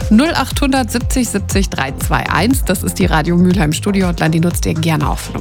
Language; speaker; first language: German; native; German